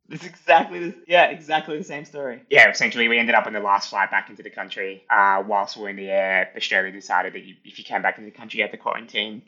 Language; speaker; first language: English; early bilingual, other home language; Italian